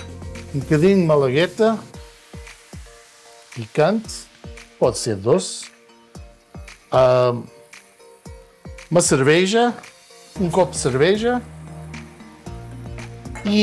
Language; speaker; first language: Portuguese; early bilingual, heritage; Portuguese